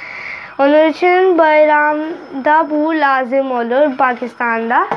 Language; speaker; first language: Turkish; non-native, learner; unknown